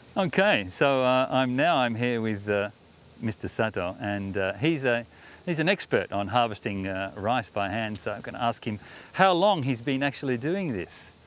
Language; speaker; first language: English; native; English